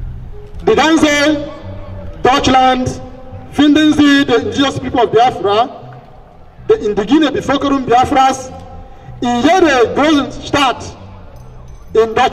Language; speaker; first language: German; non-native, fluent; Igbo